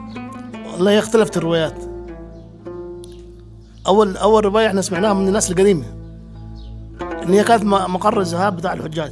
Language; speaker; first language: Arabic; native; Arabic